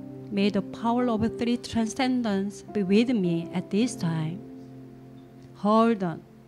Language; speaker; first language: English; non-native, learner; Korean